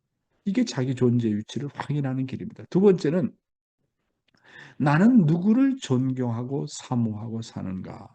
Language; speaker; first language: Korean; native; Korean